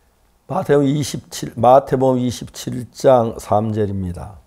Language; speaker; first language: Korean; native; Korean